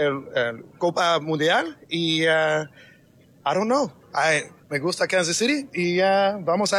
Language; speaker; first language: Spanish; non-native, learner; English